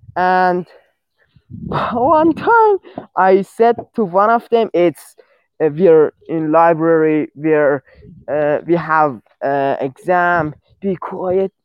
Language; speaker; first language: English; non-native, learner; Persian